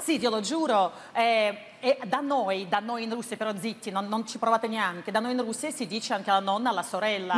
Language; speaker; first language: Italian; non-native, fluent; Russian